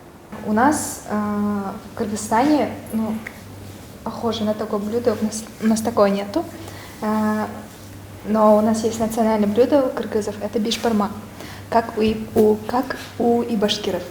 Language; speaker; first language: Russian; non-native, local second language; Kyrgyz